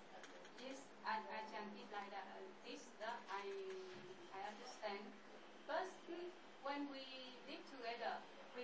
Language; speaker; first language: English; non-native, learner; Vietnamese